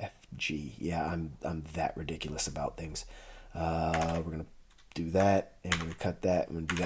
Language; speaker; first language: English; native; English